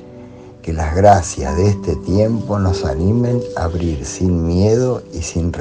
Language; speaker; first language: Spanish; native; Spanish